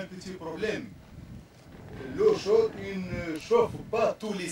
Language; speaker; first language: French; non-native, local second language; Arabic